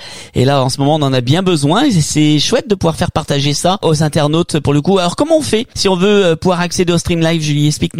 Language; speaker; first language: French; native; French